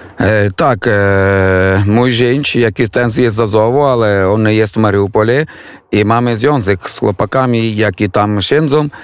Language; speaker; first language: Polish; non-native, fluent; Ukrainian